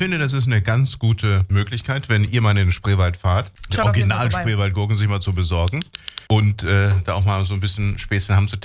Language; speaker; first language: German; native; German